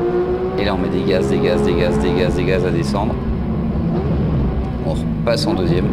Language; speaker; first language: French; native; French